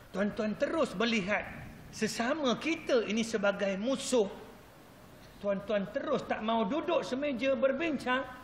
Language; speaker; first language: Malay; non-native, local second language; Chinese